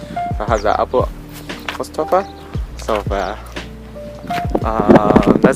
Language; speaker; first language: Arabic; non-native, learner; Chinese